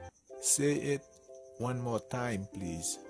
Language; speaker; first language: English; non-native, fluent; Haitian Creole